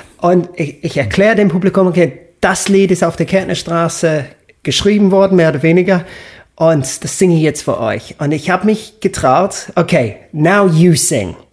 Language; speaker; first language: German; non-native, fluent; English